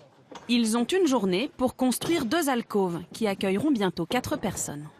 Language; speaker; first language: French; native; French